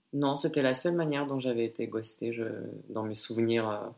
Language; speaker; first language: French; native; French